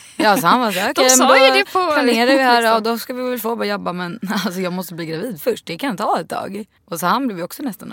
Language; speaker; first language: Swedish; native; Swedish